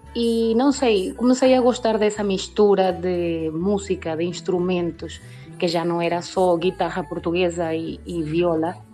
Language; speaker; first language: Portuguese; early bilingual, other home language; Spanish